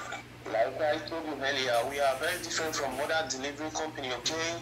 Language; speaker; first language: English; non-native, fluent; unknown